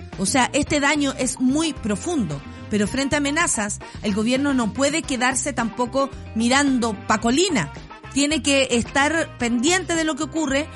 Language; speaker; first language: Spanish; native; Spanish